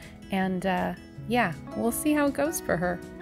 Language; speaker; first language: English; native; English